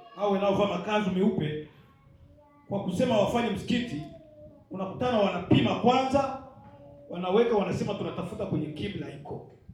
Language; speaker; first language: Swahili; native; Swahili